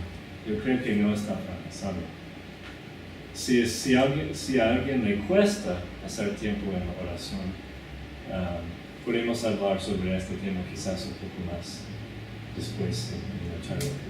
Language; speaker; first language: Spanish; non-native, fluent; English